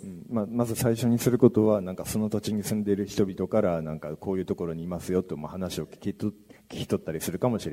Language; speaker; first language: Japanese; native; Japanese